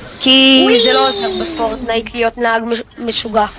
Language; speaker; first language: Hebrew; native; Hebrew